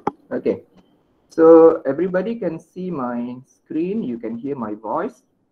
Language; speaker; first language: English; non-native, local second language; Malay